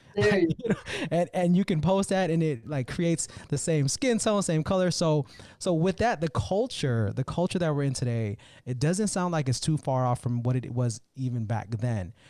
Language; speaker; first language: English; native; English